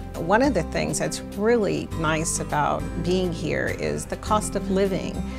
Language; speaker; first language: English; native; English